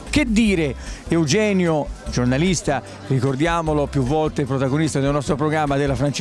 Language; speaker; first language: Italian; native; Italian